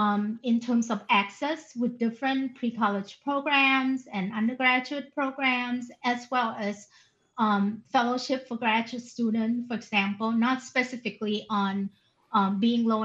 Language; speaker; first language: English; non-native, fluent; Thai